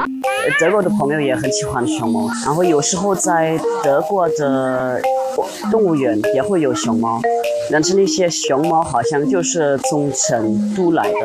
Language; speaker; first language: Chinese; non-native, fluent; German